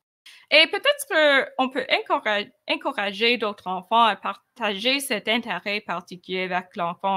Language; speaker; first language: French; non-native, fluent; English